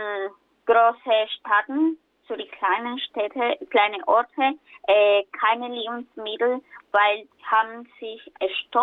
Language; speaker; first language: German; non-native, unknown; Spanish